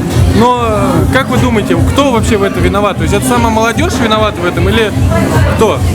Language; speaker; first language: Russian; native; Russian